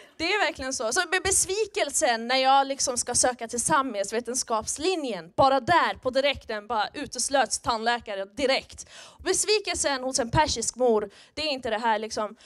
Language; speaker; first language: Swedish; early bilingual, other home language; Persian